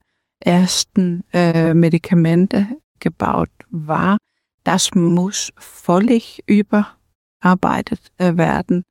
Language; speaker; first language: German; non-native, learner; Danish